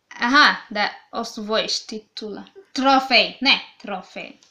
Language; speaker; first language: Serbian; non-native, learner; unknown